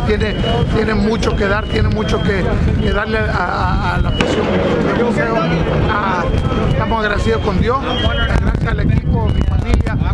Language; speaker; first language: Spanish; native; Spanish